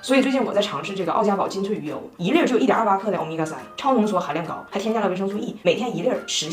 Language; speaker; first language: Chinese; native; Chinese